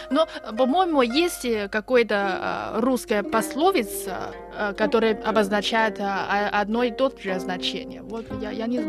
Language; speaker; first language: Russian; non-native, fluent; Chinese